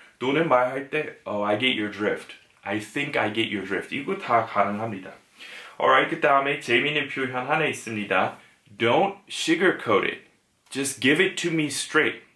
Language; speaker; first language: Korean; non-native, fluent; English